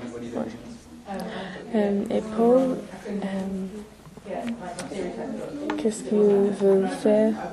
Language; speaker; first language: French; non-native, learner; English